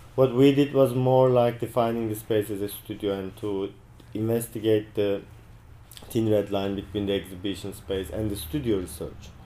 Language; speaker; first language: English; non-native, fluent; Turkish